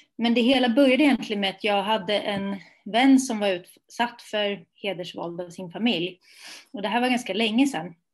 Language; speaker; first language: Swedish; native; Swedish